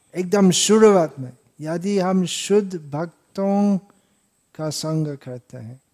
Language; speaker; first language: Hindi; non-native, fluent; English